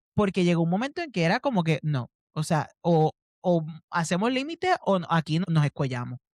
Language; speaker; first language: Spanish; native; Spanish